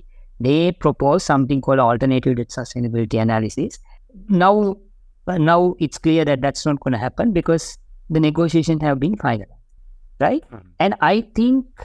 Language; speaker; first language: English; non-native, local second language; Sinhala